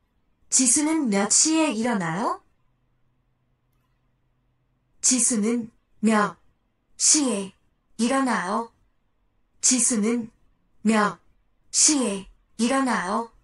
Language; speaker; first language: Korean; non-native, learner; Japanese